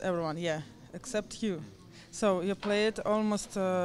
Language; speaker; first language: English; non-native, learner; Russian